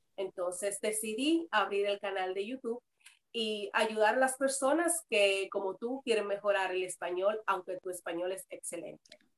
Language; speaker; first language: Spanish; native; Spanish